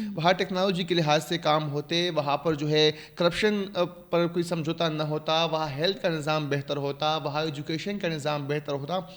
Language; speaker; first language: Urdu; non-native, local second language; Pashto